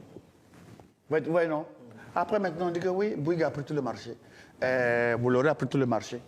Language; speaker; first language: French; non-native, local second language; Dyula